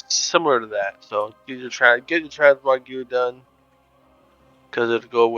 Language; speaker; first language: English; native; English